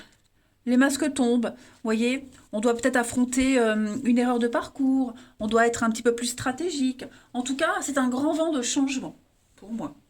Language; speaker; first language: French; native; French